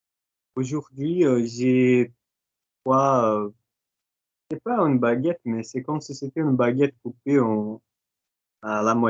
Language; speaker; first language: French; non-native, fluent; Portuguese